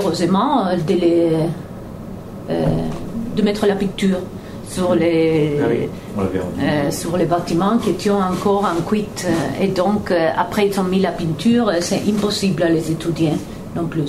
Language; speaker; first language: French; non-native, fluent; Italian